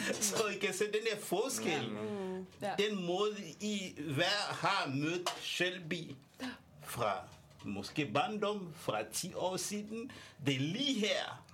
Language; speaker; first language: Danish; non-native, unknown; French